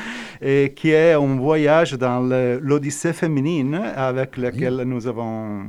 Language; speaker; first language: French; non-native, fluent; Italian